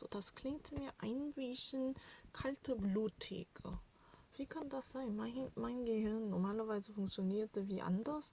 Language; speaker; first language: German; non-native, learner; Korean